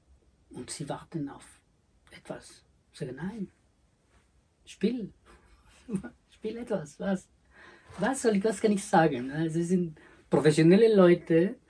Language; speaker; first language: German; non-native, learner; Spanish